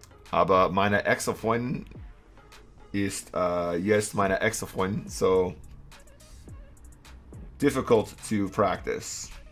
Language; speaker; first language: German; non-native, learner; English